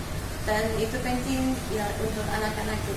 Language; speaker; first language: Indonesian; non-native, fluent; English